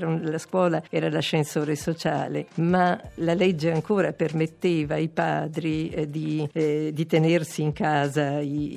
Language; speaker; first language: Italian; native; Italian